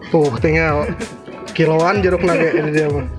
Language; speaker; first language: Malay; non-native, local second language; Sundanese